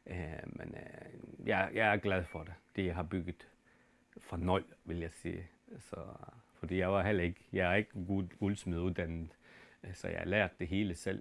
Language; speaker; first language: Danish; non-native, fluent; Turkish